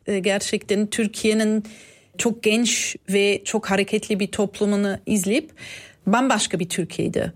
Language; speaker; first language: Turkish; non-native, fluent; German